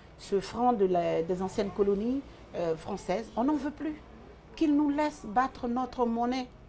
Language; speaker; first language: French; early bilingual, other home language; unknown